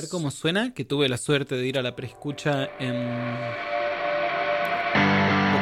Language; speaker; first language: Spanish; native; Spanish